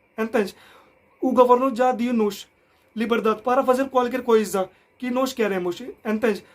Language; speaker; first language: Portuguese; non-native, learner; Hindi